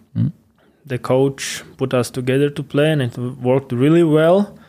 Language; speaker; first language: English; non-native, fluent; Latvian